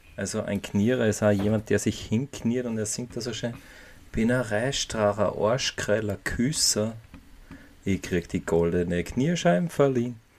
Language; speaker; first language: German; native; German